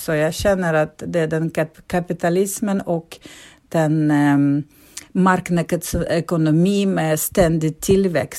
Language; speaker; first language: Swedish; non-native, fluent; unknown